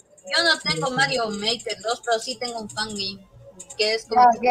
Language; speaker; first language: Spanish; native; Spanish